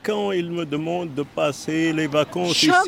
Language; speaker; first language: French; non-native, learner; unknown